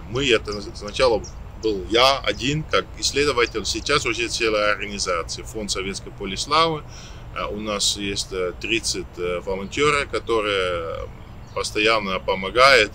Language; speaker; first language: Russian; non-native, learner; Dutch